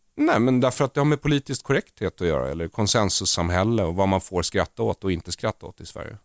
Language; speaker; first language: Swedish; native; Swedish